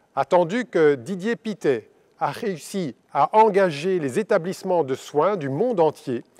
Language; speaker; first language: French; native; French